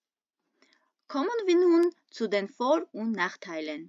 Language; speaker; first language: German; non-native, fluent; Armenian